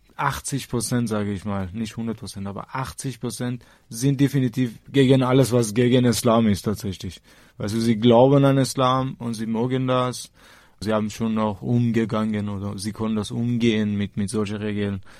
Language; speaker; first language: German; non-native, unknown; Persian